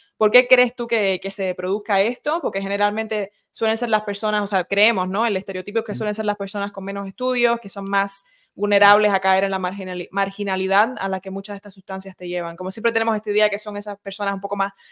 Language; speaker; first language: Spanish; early bilingual, heritage; Spanish